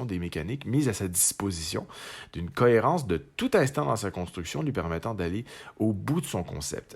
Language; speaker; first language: French; native; French